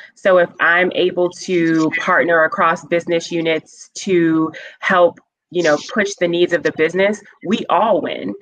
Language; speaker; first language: English; native; English